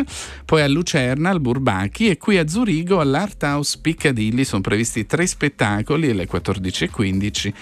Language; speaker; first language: Italian; native; Italian